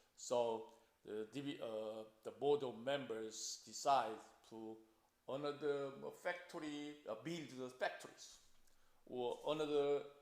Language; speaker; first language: English; non-native, fluent; Korean